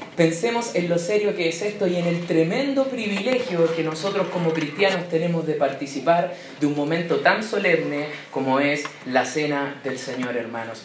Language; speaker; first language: Spanish; native; Spanish